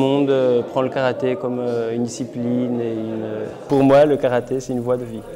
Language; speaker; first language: French; early bilingual, other home language; Portuguese